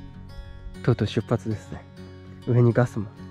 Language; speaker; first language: Japanese; native; Japanese